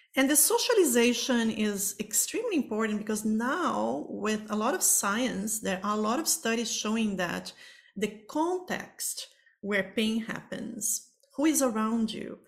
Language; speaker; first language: English; non-native, fluent; Portuguese